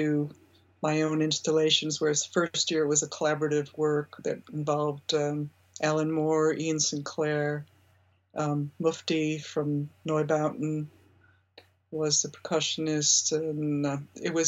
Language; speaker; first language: English; native; English